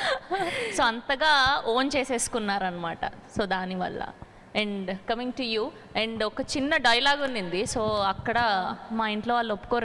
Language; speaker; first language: Telugu; native; Telugu